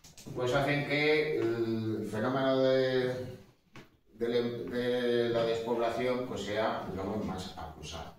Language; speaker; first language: Spanish; native; Spanish